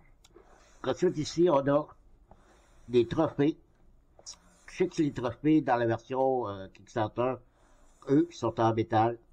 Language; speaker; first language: French; native; French